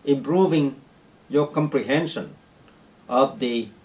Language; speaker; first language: English; non-native, fluent; Vietnamese